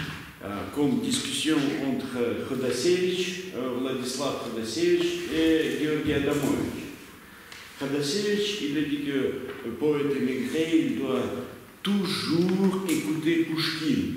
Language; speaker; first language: French; non-native, learner; Russian